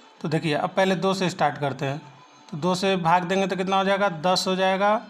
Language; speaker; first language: Hindi; native; Hindi